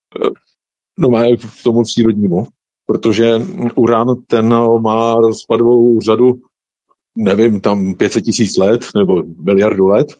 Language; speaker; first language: Czech; native; Czech